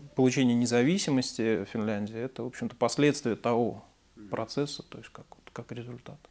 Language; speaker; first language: Russian; native; Russian